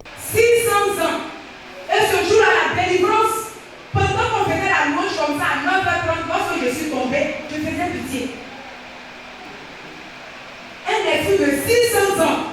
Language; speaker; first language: French; non-native, local second language; Baoulé